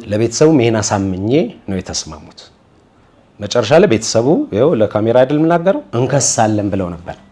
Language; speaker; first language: Amharic; native; Amharic